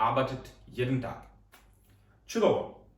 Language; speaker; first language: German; non-native, fluent; Ukrainian